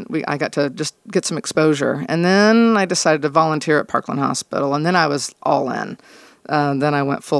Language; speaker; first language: English; native; English